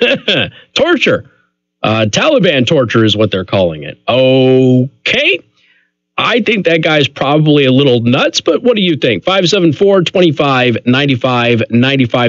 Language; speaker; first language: English; native; English